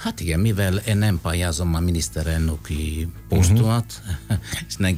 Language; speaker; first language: Hungarian; non-native, learner; Italian